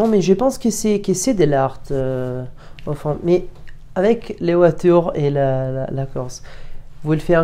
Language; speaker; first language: French; non-native, learner; Italian